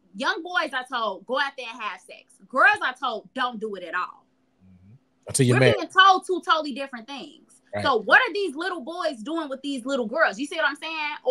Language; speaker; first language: English; native; English